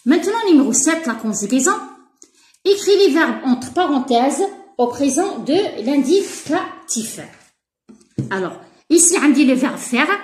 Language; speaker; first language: French; non-native, local second language; Arabic